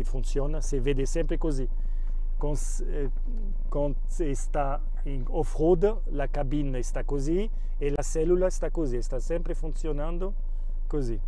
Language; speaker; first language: Italian; non-native, local second language; Spanish